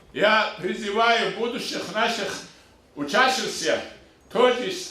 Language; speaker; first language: Russian; non-native, local second language; Avaric